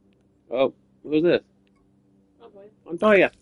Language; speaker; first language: English; native; English